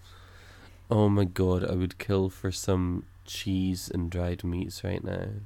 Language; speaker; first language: English; native; English